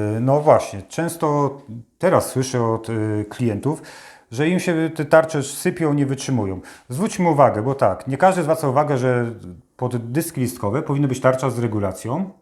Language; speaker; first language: Polish; native; Polish